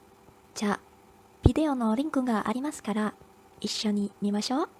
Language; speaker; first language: Japanese; non-native, learner; Indonesian